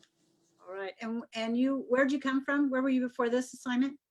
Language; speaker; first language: English; native; English